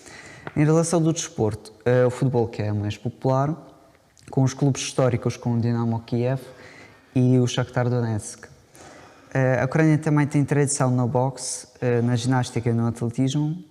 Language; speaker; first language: Portuguese; non-native, fluent; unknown